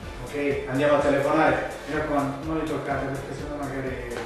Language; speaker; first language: Italian; native; Italian